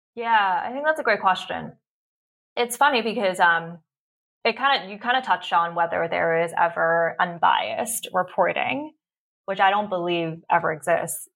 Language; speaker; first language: English; early bilingual, other home language; Cantonese